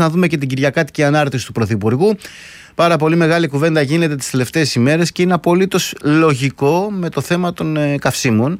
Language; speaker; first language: Greek; native; Greek